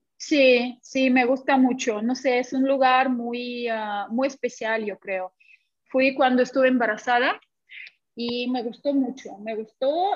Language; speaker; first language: Spanish; non-native, fluent; Russian